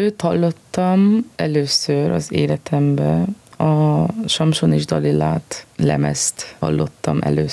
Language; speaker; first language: Hungarian; early bilingual, heritage; Hungarian